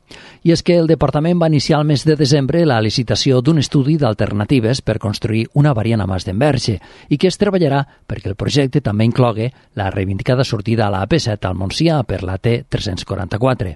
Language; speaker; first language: Catalan; native; Catalan